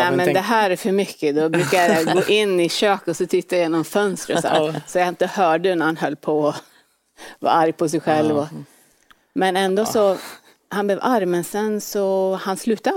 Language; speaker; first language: Swedish; native; Swedish